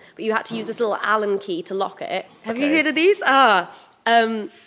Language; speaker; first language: English; native; English